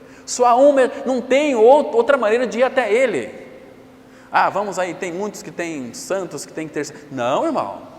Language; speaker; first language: Portuguese; native; Portuguese